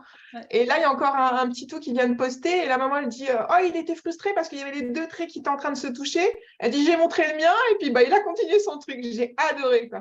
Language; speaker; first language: French; native; French